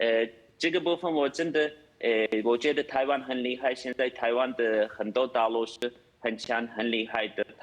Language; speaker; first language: Chinese; non-native, fluent; Turkish